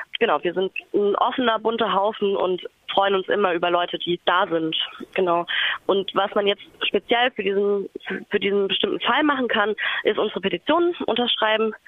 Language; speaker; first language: German; native; German